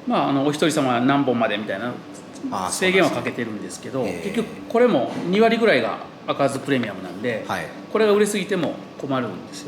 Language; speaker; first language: Japanese; native; Japanese